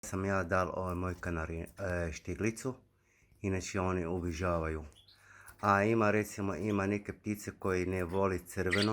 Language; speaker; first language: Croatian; non-native, fluent; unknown